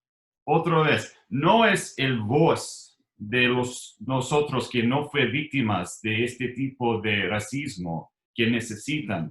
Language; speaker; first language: Spanish; non-native, learner; English